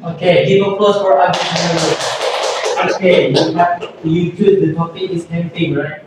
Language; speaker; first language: English; non-native, learner; Indonesian